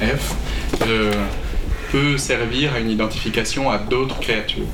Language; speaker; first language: French; native; French